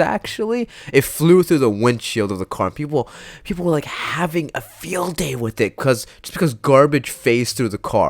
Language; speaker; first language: English; native; English